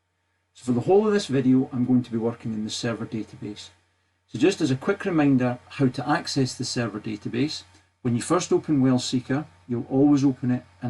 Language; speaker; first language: English; native; English